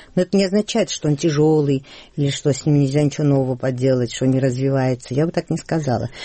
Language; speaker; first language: Russian; non-native, local second language; Georgian